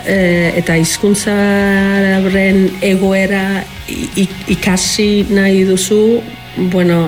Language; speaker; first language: Basque; non-native, learner; Welsh